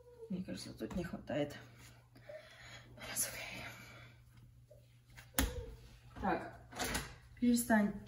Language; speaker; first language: Russian; early bilingual, heritage; Russian